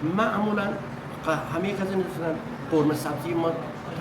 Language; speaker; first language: Persian; non-native, local second language; Azerbaijani